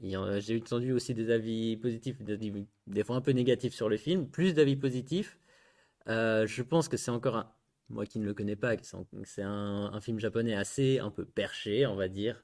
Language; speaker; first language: French; native; French